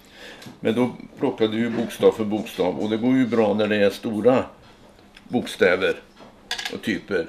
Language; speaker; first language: Swedish; native; Swedish